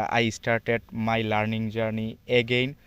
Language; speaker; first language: English; non-native, learner; Bangla